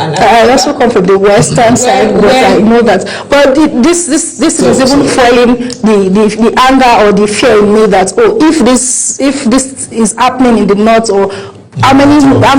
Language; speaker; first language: English; non-native, local second language; Yoruba